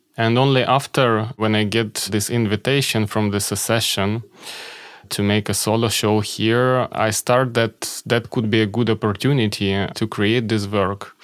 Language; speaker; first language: English; non-native, fluent; Ukrainian